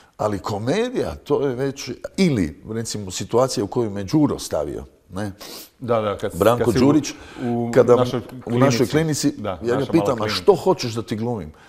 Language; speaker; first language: Croatian; native; Croatian